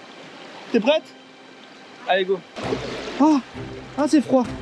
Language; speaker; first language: French; native; French